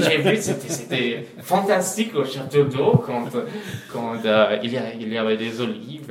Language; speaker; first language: French; non-native, fluent; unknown